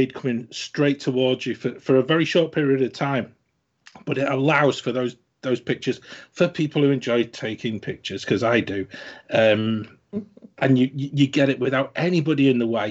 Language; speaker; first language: English; native; English